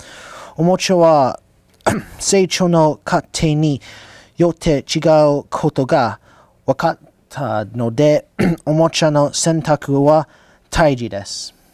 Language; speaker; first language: Japanese; non-native, learner; English